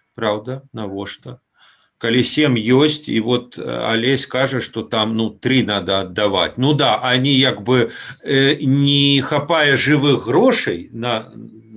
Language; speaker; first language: Belarusian; native; Belarusian